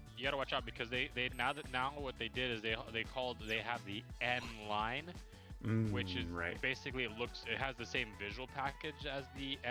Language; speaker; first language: English; native; English